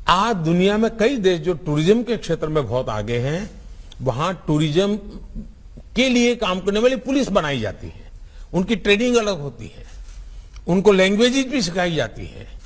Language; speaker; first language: Hindi; non-native, local second language; Gujarati